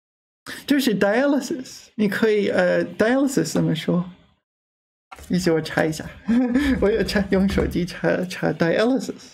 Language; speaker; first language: Chinese; non-native, learner; English